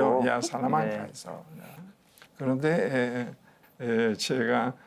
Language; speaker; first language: Korean; non-native, learner; Spanish